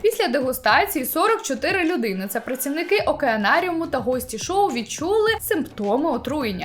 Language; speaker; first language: Ukrainian; native; Ukrainian